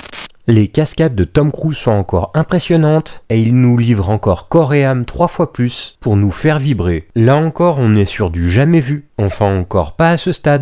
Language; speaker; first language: French; native; French